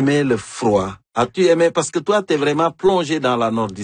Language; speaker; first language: French; native; French